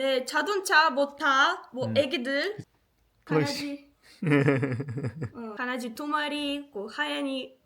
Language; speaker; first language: Korean; non-native, fluent; Russian